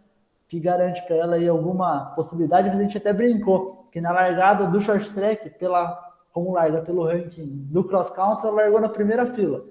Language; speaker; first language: Portuguese; native; Portuguese